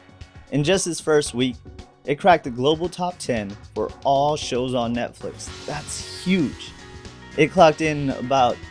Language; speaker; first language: English; native; English